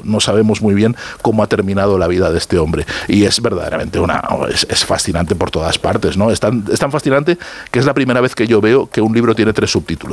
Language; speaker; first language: Spanish; native; Spanish